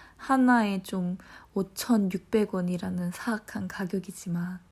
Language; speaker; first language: Korean; native; Korean